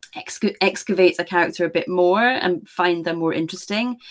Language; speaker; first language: English; native; English